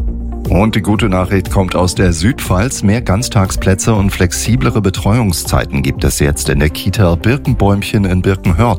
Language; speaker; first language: German; native; German